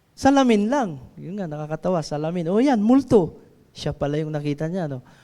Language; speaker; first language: Filipino; non-native, local second language; Iloko